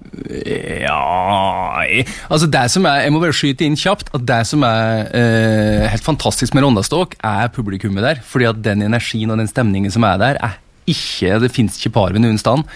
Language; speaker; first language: Norwegian; native; Norwegian